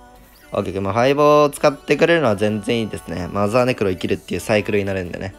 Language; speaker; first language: Japanese; native; Japanese